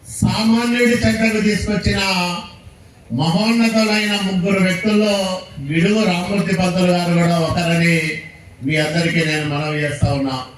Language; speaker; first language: Telugu; native; Telugu